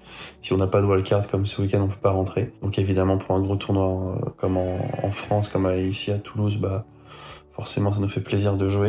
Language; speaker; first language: French; native; French